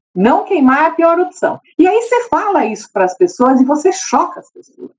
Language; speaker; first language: Portuguese; native; Portuguese